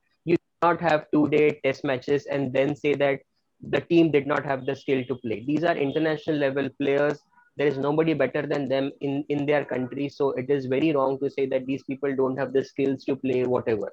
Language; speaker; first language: English; non-native, local second language; Marathi